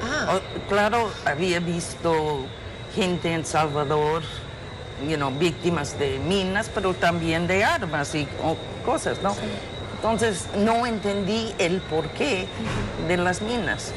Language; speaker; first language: Spanish; non-native, fluent; English